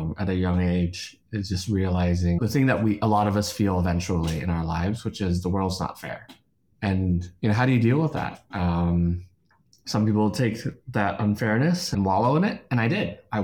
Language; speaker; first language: English; native; English